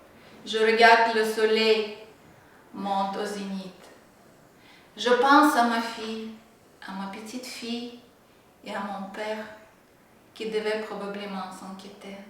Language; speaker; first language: French; non-native, learner; Russian